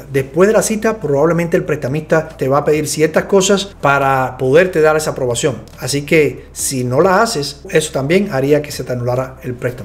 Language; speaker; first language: Spanish; native; Spanish